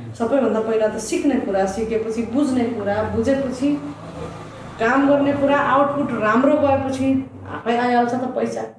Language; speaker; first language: Nepali; non-native, local second language; Limbu